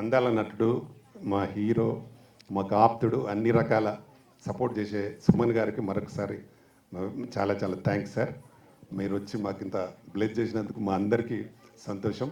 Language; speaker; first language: Telugu; native; Telugu